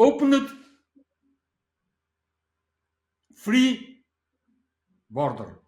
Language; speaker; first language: English; non-native, learner; Mongolian